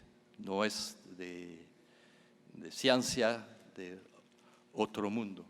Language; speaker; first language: Spanish; non-native, fluent; French